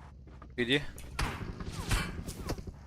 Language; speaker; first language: Russian; non-native, local second language; Tajik